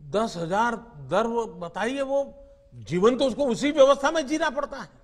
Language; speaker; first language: Hindi; non-native, local second language; Gujarati